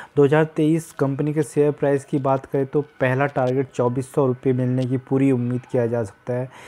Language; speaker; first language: Hindi; native; Hindi